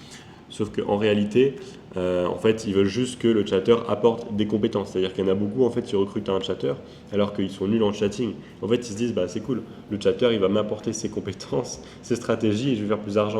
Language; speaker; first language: French; native; French